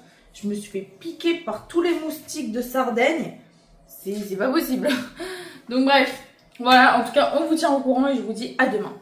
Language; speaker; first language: French; native; French